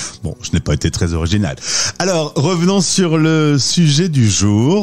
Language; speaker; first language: French; native; French